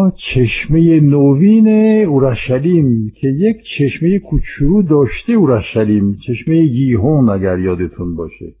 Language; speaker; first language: Persian; non-native, fluent; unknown